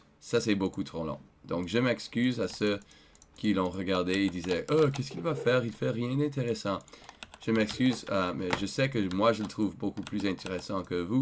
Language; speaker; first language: French; non-native, learner; English